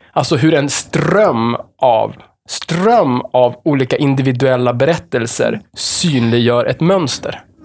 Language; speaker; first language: Swedish; native; Swedish